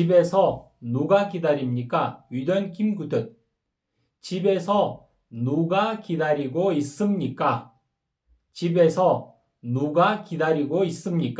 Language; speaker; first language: Korean; non-native, fluent; Kyrgyz